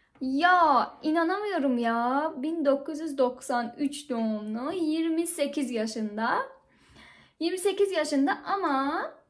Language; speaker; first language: Turkish; non-native, fluent; Persian